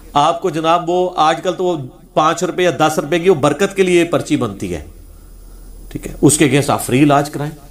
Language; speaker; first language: Urdu; non-native, local second language; Punjabi